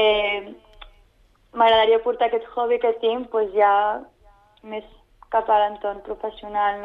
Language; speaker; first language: Catalan; non-native, local second language; Spanish